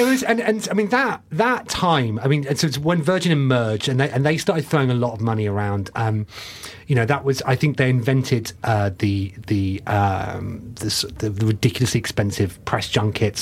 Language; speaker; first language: English; native; English